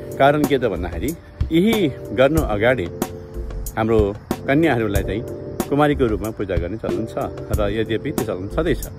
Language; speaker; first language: Nepali; non-native, local second language; Newari